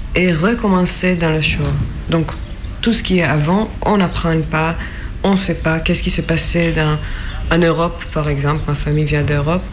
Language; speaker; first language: French; non-native, fluent; Hebrew